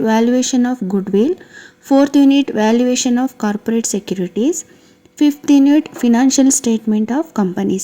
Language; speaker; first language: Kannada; native; Kannada